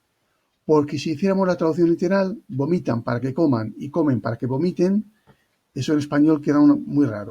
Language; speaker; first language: Spanish; native; Spanish